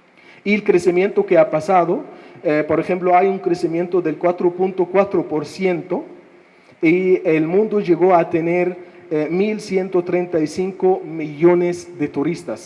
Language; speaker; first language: Spanish; non-native, fluent; Arabic